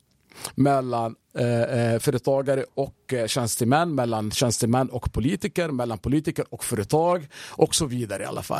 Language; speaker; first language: Swedish; non-native, fluent; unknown